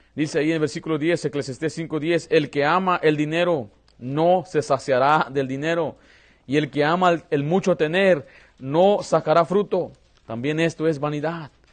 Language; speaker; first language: Spanish; early bilingual, heritage; Spanish